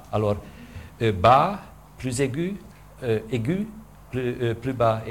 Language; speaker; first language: French; non-native, fluent; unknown